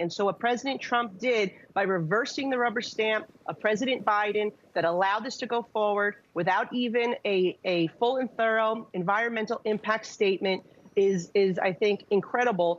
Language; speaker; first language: English; native; English